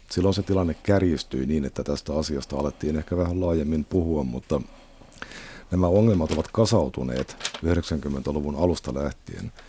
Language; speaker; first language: Finnish; native; Finnish